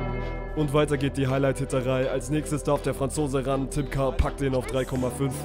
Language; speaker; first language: German; native; German